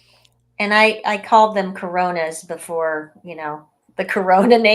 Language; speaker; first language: English; native; English